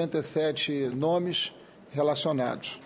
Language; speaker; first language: Portuguese; native; Portuguese